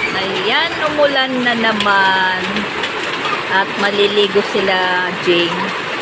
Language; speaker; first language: Filipino; native; Filipino